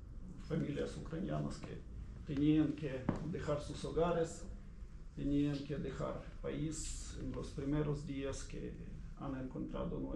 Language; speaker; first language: Spanish; non-native, learner; Ukrainian